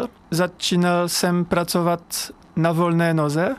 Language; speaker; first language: Czech; non-native, learner; French